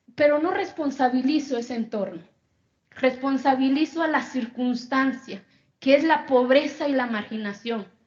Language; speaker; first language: Spanish; non-native, local second language; Zapotec